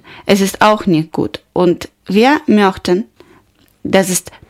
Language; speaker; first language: German; non-native, learner; Ukrainian